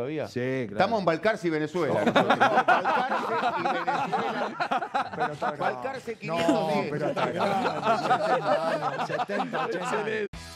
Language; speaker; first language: Spanish; native; Spanish